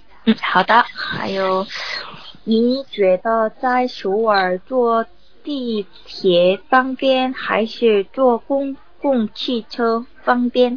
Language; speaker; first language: Chinese; non-native, learner; Korean